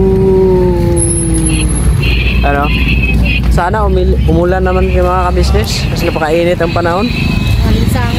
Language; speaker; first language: Filipino; non-native, local second language; Hiligaynon